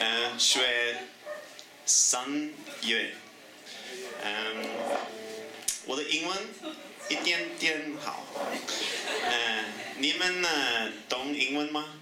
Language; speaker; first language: Chinese; non-native, learner; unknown